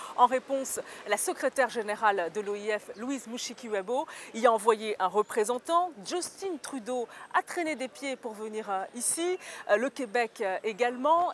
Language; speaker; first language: French; native; French